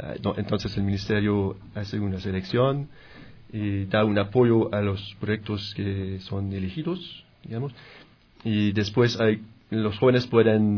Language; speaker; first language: Spanish; non-native, fluent; French